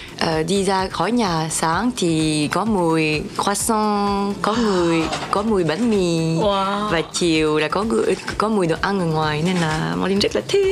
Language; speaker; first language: Vietnamese; early bilingual, heritage; French